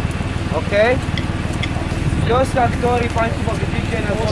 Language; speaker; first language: Polish; non-native, learner; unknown